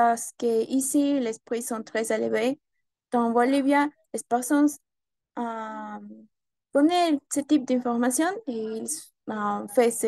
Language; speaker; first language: French; non-native, learner; Spanish